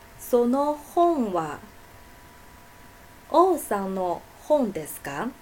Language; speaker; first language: Japanese; non-native, fluent; Chinese